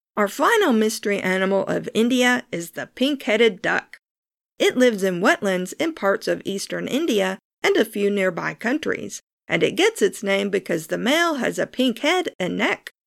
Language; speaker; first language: English; native; English